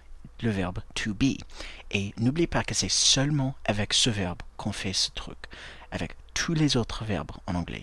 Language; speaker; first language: French; non-native, fluent; English